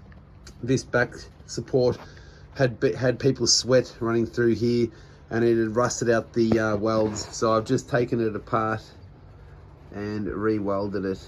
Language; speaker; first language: English; native; English